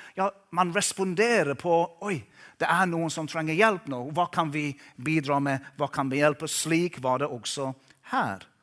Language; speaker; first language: Norwegian; non-native, fluent; English